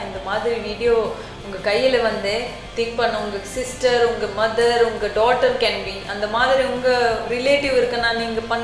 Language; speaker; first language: Tamil; non-native, learner; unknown